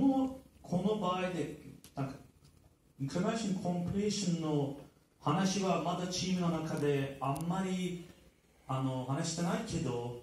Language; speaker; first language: Japanese; non-native, learner; Turkish